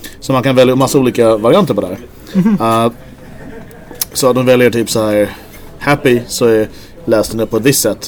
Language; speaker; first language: Swedish; native; Swedish